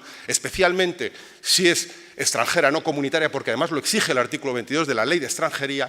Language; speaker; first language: Spanish; native; Spanish